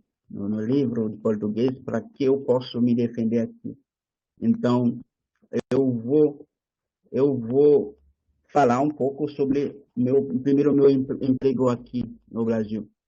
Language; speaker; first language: Portuguese; non-native, learner; Haitian Creole